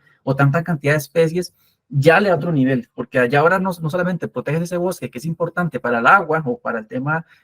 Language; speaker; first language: Spanish; native; Spanish